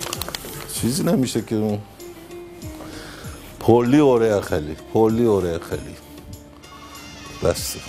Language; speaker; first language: Greek; non-native, fluent; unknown